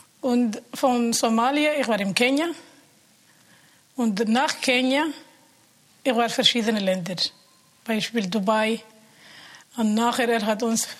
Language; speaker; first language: German; non-native, learner; Somali